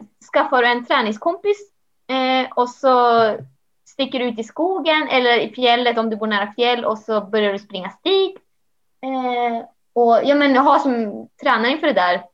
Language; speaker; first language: Swedish; native; Swedish